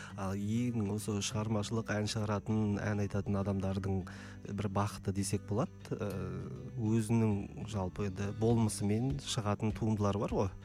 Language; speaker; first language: Kazakh; native; Kazakh